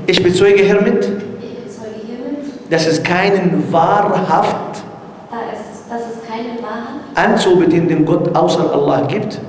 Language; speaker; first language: German; non-native, learner; Arabic